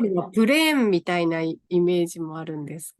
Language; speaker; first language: Japanese; native; Japanese